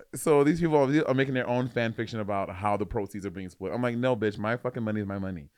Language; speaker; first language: English; native; English